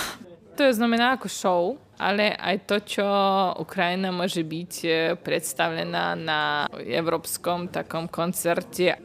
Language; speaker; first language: Slovak; non-native, learner; Ukrainian